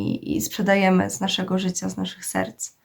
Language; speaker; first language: Polish; native; Polish